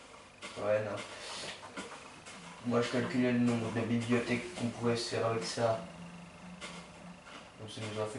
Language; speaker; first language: French; native; French